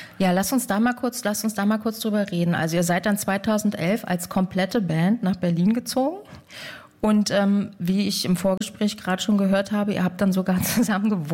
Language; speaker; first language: German; native; German